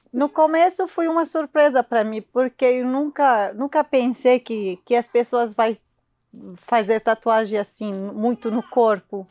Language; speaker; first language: Portuguese; non-native, learner; Arabic